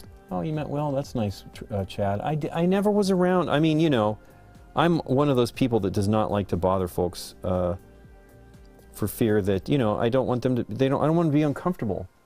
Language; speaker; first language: English; native; English